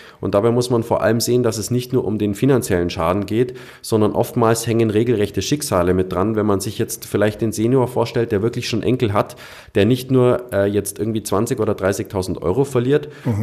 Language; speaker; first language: German; native; German